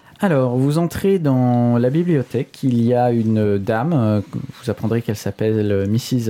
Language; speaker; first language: French; native; French